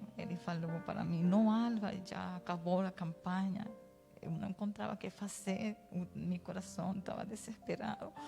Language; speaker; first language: Portuguese; non-native, learner; Spanish